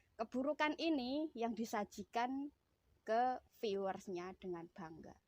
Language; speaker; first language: Indonesian; native; Indonesian